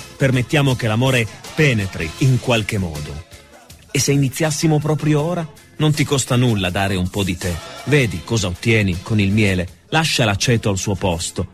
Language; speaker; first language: Italian; native; Italian